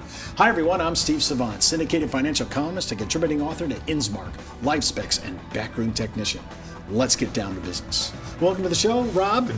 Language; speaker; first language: English; native; English